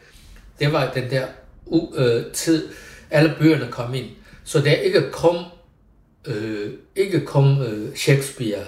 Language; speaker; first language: Danish; non-native, fluent; Chinese